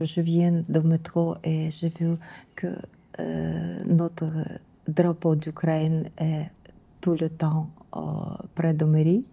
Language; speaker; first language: French; non-native, learner; Ukrainian